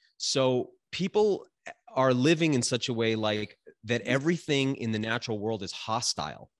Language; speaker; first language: English; native; English